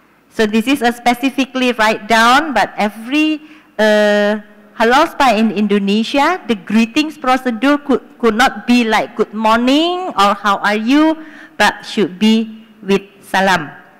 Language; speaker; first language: English; non-native, fluent; Indonesian